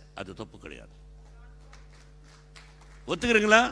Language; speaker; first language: Tamil; non-native, learner; Telugu